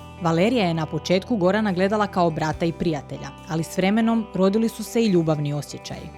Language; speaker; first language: Croatian; native; Croatian